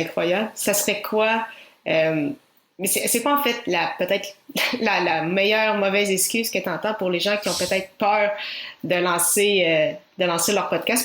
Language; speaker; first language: French; native; French